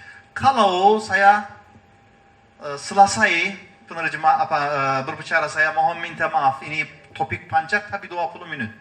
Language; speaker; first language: Indonesian; non-native, learner; Turkish